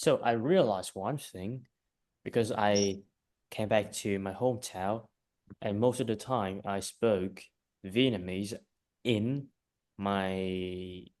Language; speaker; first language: English; non-native, fluent; Vietnamese